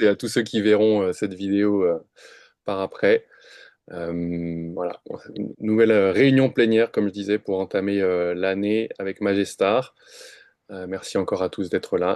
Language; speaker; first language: French; native; French